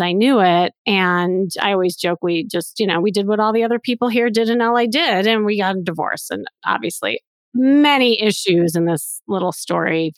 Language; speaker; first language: English; native; English